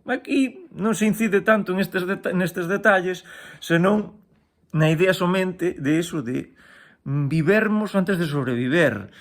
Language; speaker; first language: Galician; native; Galician